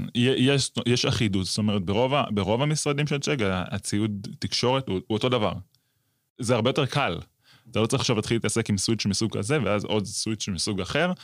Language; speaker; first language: Hebrew; native; Hebrew